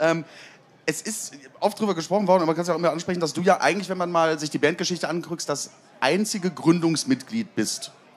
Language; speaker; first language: German; native; German